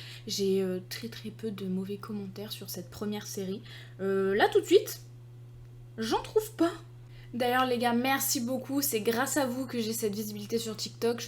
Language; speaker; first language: French; native; French